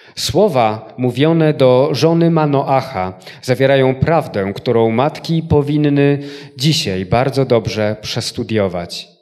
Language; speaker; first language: Polish; native; Polish